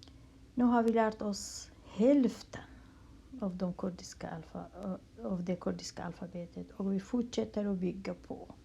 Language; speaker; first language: Swedish; non-native, local second language; Kurdish